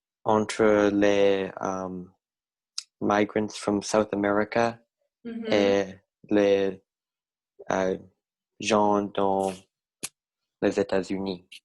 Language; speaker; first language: French; non-native, learner; English